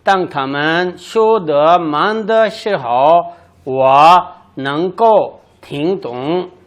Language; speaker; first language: Chinese; non-native, learner; Urdu